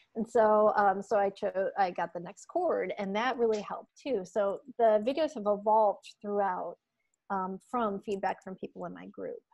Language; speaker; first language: English; native; English